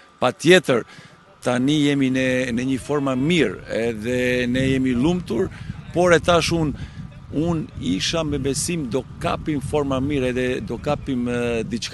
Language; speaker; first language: Albanian; non-native, learner; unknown